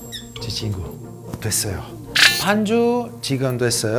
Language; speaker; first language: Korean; non-native, learner; Italian